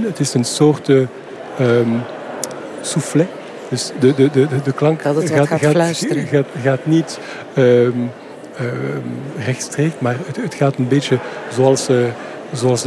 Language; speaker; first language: Dutch; non-native, fluent; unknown